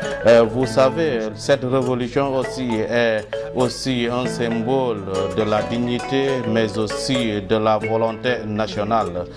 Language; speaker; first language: French; non-native, fluent; Persian